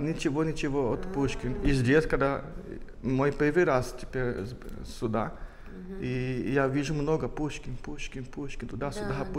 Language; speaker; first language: Russian; non-native, learner; Portuguese